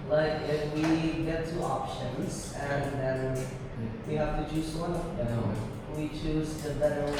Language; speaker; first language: English; non-native, learner; Indonesian